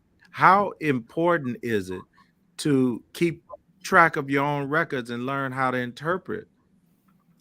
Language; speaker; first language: English; native; English